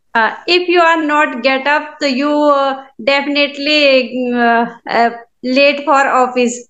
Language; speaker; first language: English; non-native, learner; Hindi